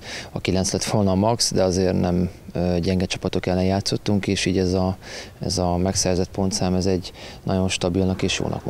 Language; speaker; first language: Hungarian; native; Hungarian